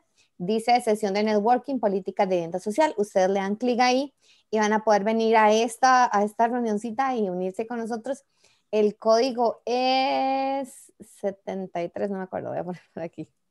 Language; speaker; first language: Spanish; native; Spanish